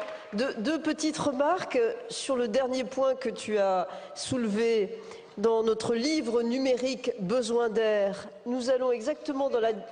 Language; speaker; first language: French; native; French